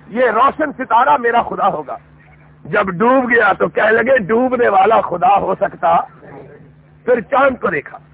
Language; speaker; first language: Urdu; non-native, local second language; Punjabi